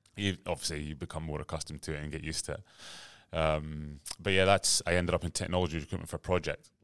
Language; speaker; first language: English; native; English